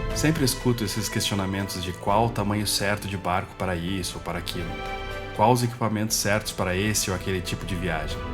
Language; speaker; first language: Portuguese; native; Portuguese